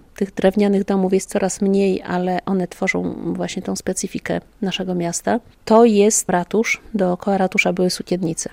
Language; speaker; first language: Polish; native; Polish